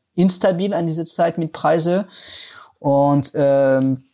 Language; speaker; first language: German; non-native, fluent; French